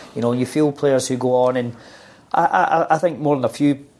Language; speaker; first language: English; native; English